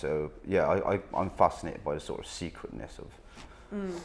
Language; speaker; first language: English; native; English